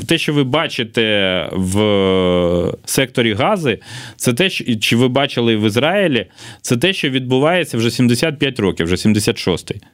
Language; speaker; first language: Ukrainian; native; Ukrainian